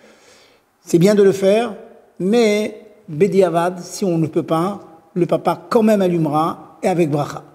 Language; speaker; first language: French; native; French